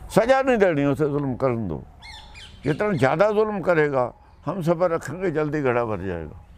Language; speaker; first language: Hindi; non-native, local second language; Punjabi